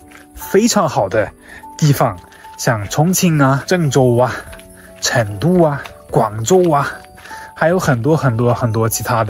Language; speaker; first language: Chinese; non-native, fluent; German